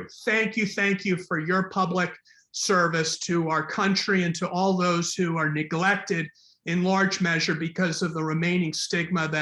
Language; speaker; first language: English; native; English